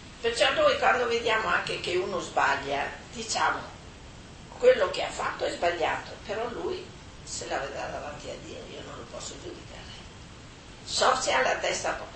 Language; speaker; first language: Italian; non-native, fluent; German